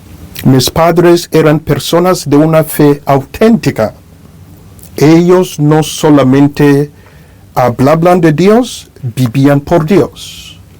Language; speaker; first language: Spanish; non-native, fluent; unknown